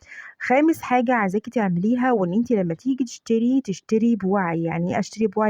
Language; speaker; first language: Arabic; native; Arabic